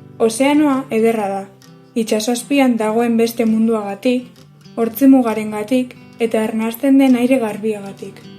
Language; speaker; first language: Basque; native; Basque